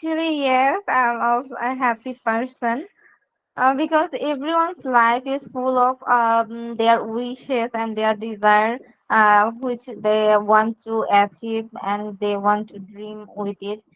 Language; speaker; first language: English; non-native, learner; Bangla